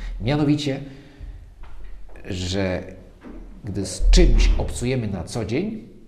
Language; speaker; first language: Polish; native; Polish